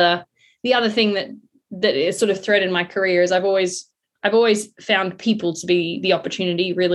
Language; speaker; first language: English; native; English